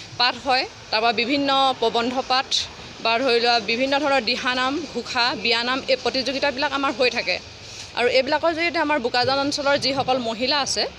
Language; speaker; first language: Assamese; native; Assamese